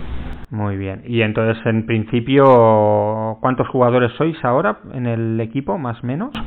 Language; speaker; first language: Spanish; native; Spanish